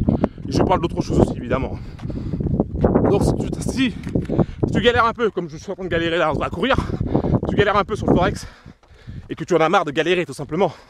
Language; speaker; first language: French; native; French